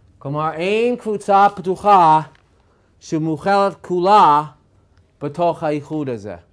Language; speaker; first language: Hebrew; non-native, fluent; English